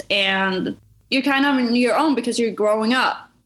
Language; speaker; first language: English; non-native, fluent; Norwegian